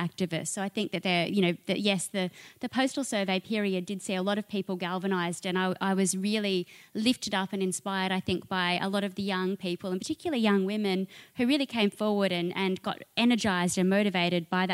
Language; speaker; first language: English; native; English